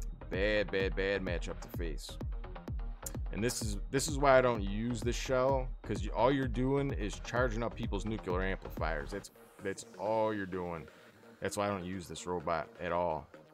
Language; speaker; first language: English; native; English